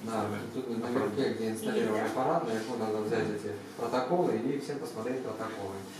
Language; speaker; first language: Russian; native; Russian